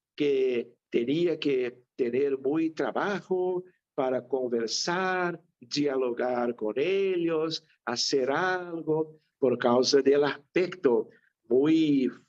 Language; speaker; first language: Spanish; non-native, fluent; Portuguese